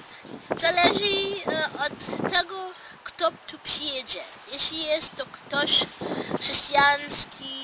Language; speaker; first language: Polish; non-native, fluent; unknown